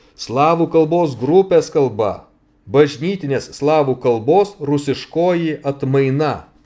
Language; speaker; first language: Lithuanian; native; Lithuanian